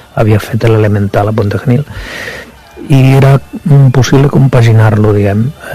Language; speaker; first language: Catalan; non-native, local second language; Spanish